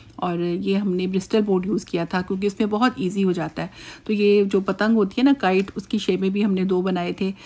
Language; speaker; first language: Urdu; native; Urdu